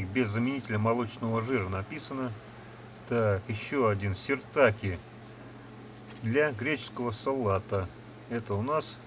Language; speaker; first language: Russian; native; Russian